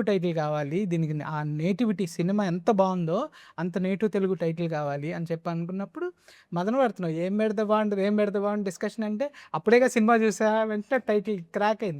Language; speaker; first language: Telugu; native; Telugu